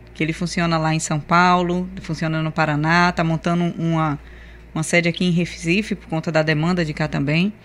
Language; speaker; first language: Portuguese; native; Portuguese